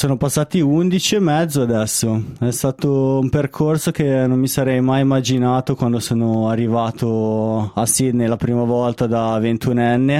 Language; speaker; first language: Italian; native; Italian